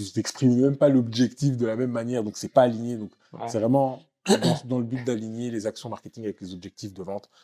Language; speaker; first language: French; native; French